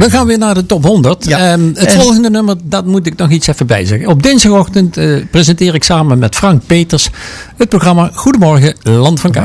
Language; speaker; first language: Dutch; native; Dutch